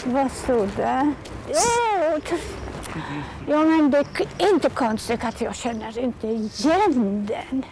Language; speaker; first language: Swedish; non-native, fluent; Polish